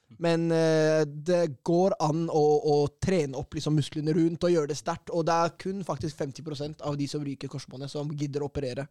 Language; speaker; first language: Norwegian; early bilingual, other home language; Arabic